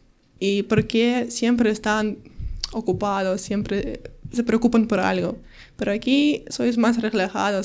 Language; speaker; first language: Spanish; non-native, learner; Ukrainian